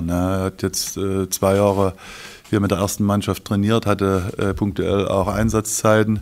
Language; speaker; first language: German; native; German